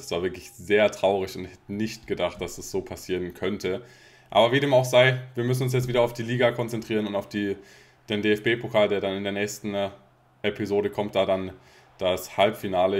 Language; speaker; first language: German; native; German